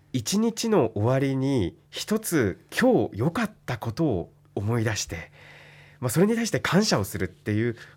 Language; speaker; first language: Japanese; native; Japanese